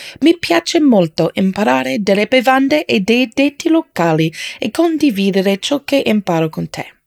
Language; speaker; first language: Italian; non-native, learner; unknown